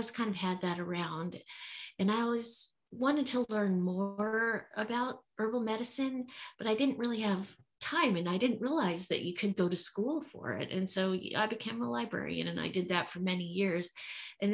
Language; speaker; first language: English; native; English